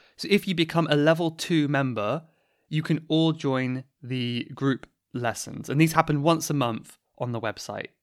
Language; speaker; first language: English; native; English